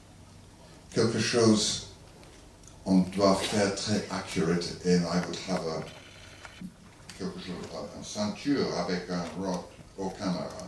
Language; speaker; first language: French; non-native, learner; English